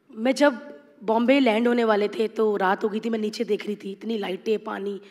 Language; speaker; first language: Hindi; native; Hindi